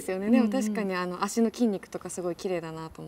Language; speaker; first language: Japanese; native; Japanese